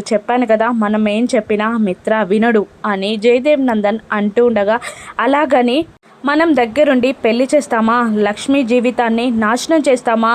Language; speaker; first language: Telugu; native; Telugu